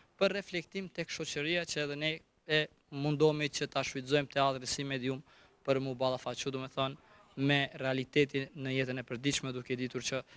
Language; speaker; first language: Albanian; non-native, local second language; Romany